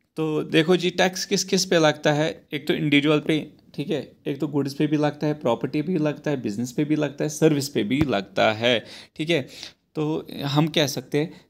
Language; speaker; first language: Hindi; non-native, local second language; Kashmiri